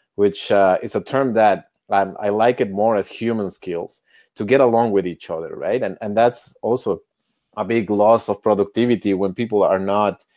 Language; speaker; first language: English; non-native, fluent; Spanish